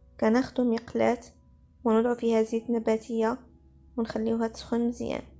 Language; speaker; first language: Arabic; native; Arabic